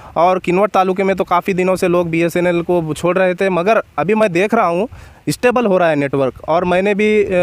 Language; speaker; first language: Hindi; non-native, local second language; Marathi